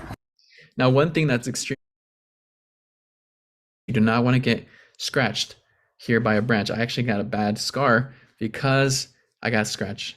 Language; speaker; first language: English; native; English